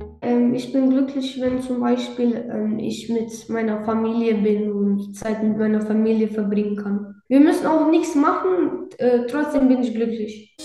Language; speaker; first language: German; early bilingual, other home language; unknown